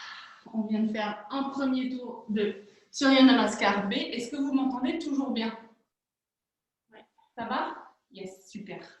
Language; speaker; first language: French; native; French